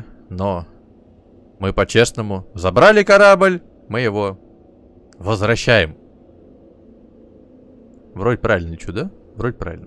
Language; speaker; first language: Russian; native; Russian